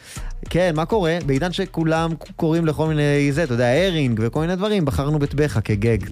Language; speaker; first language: Hebrew; native; Hebrew